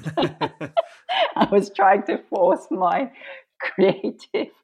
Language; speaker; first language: English; non-native, fluent; Japanese